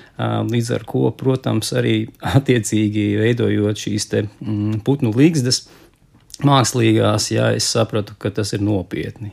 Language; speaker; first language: Latvian; native; Latvian